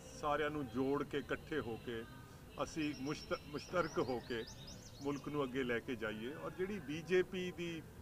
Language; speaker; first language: Punjabi; native; Punjabi